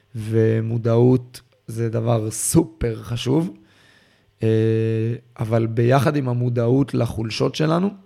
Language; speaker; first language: Hebrew; native; Hebrew